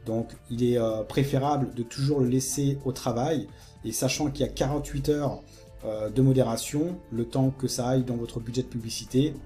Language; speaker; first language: French; native; French